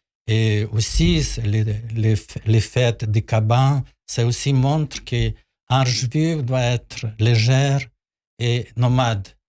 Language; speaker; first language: French; non-native, learner; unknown